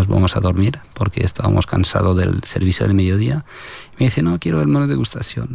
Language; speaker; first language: Spanish; non-native, fluent; French